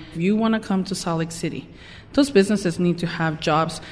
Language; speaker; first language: English; non-native, fluent; Spanish